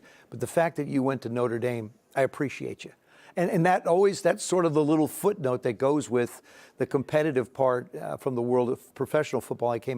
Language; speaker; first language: English; native; English